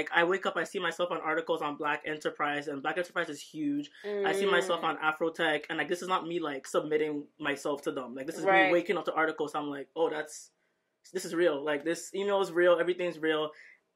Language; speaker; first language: English; native; English